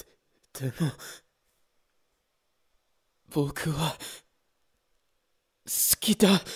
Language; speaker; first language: Japanese; non-native, learner; Spanish